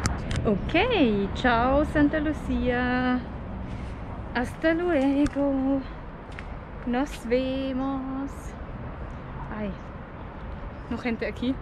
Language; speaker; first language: Spanish; non-native, learner; German